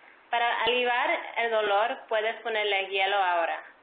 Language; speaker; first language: Spanish; early bilingual, heritage; Spanish